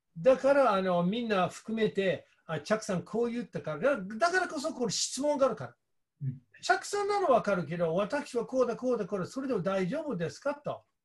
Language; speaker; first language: Japanese; non-native, fluent; English